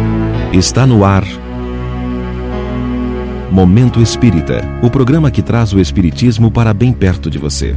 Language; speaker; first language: Portuguese; native; Portuguese